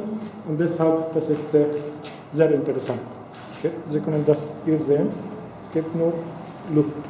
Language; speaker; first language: German; non-native, fluent; Arabic